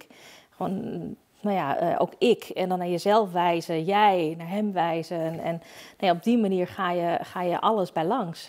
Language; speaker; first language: Dutch; native; Dutch